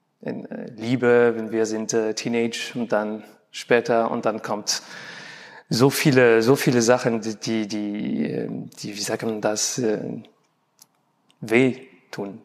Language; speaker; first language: German; non-native, learner; French